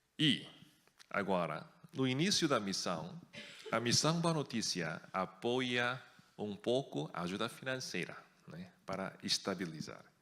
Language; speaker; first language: Portuguese; non-native, fluent; Korean